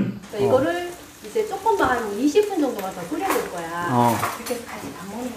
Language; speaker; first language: Korean; native; Korean